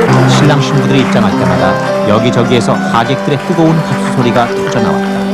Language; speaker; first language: Korean; native; Korean